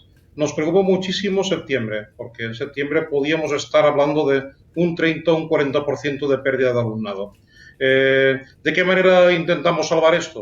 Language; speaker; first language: Spanish; native; Spanish